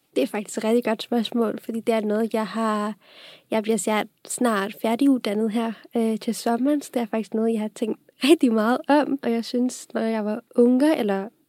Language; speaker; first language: Danish; non-native, fluent; Urdu